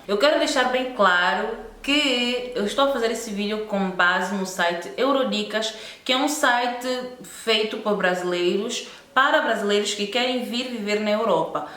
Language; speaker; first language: Portuguese; native; Portuguese